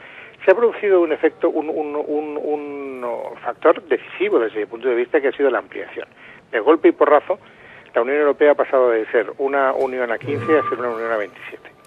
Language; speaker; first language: Spanish; native; Spanish